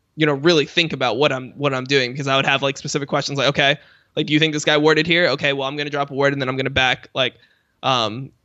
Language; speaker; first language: English; native; English